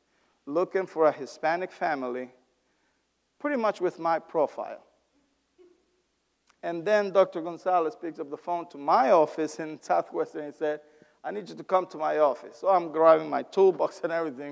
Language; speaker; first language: English; non-native, fluent; Spanish